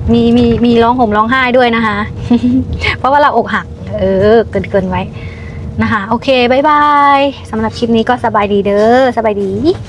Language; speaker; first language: Thai; non-native, fluent; Lao